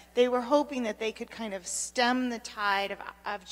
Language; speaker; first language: English; native; English